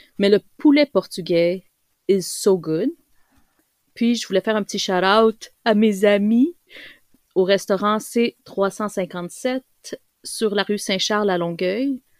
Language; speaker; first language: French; early bilingual, other home language; Spanish